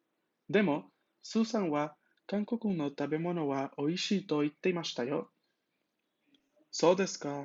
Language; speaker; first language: Japanese; non-native, fluent; Spanish